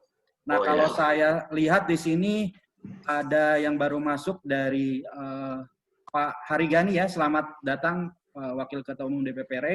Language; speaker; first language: Indonesian; native; Indonesian